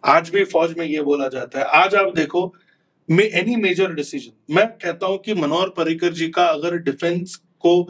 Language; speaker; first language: Hindi; non-native, local second language; Konkani